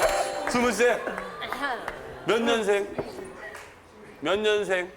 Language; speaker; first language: Korean; native; Korean